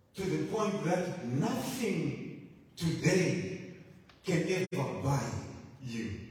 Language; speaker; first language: English; non-native, local second language; Shona